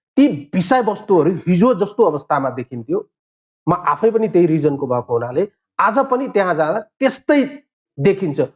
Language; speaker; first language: Nepali; non-native, local second language; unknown